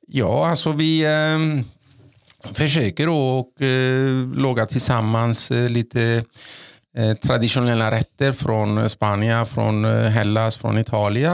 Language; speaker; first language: Norwegian; non-native, fluent; Greek